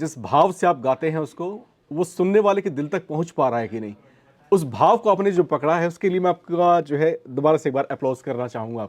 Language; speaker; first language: Hindi; native; Hindi